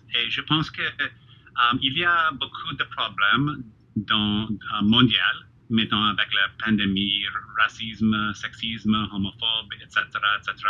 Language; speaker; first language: French; non-native, fluent; English